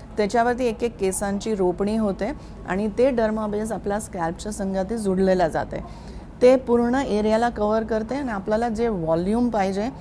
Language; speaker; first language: Marathi; non-native, local second language; Hindi